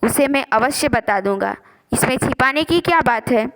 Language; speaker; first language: Hindi; non-native, local second language; Gujarati